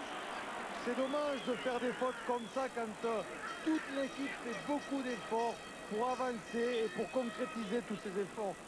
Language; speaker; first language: French; native; French